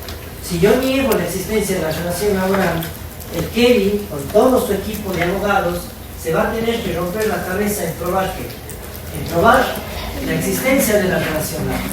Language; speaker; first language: Spanish; native; Spanish